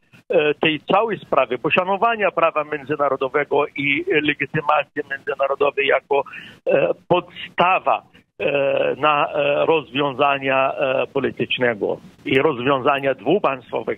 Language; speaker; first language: Polish; non-native, fluent; Arabic